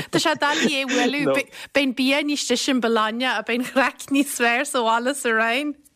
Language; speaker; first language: Irish; native; Irish